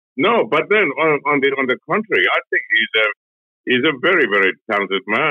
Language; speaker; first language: English; non-native, local second language; Tamil